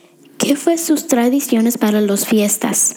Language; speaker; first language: Spanish; non-native, learner; English